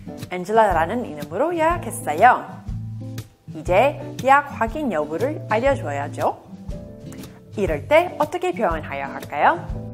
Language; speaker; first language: Korean; non-native, fluent; English